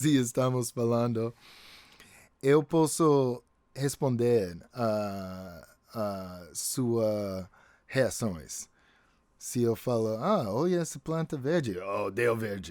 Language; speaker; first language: Portuguese; non-native, fluent; English